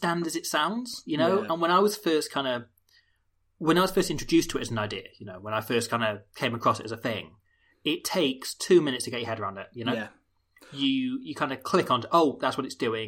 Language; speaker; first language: English; native; English